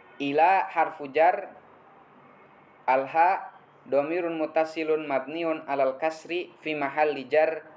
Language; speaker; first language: Arabic; non-native, fluent; Indonesian